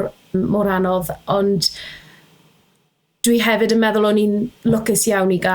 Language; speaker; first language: Welsh; native; Welsh